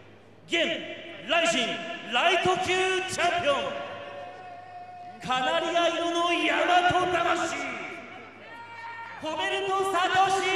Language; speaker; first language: Japanese; native; Japanese